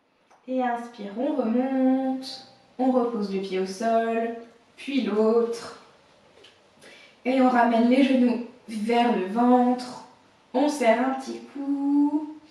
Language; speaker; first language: French; native; French